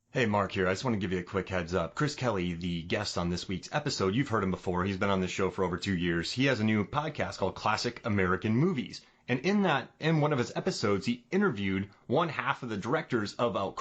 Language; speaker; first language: English; native; English